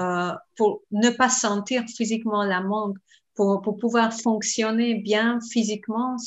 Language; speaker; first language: French; non-native, fluent; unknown